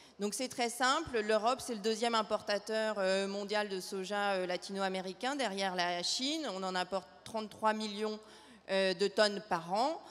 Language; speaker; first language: French; native; French